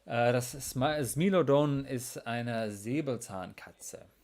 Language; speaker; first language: German; non-native, fluent; English